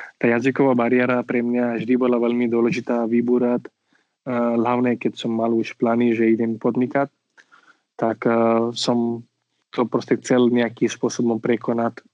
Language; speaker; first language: Slovak; non-native, fluent; Marathi